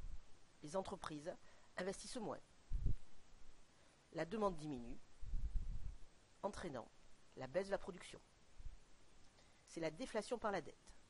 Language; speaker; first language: French; native; French